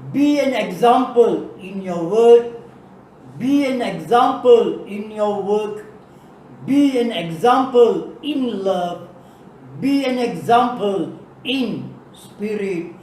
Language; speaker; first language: English; non-native, local second language; Tamil